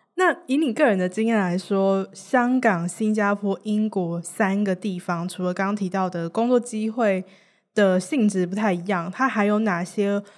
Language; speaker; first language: Chinese; native; Chinese